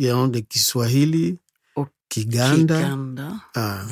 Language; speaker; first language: Swedish; non-native, learner; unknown